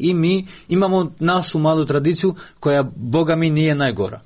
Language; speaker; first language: Croatian; non-native, fluent; Albanian